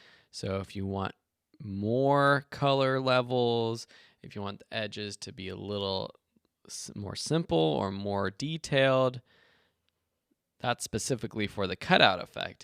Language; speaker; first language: English; native; English